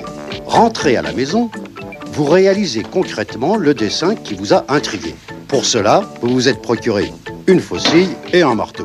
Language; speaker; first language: French; native; French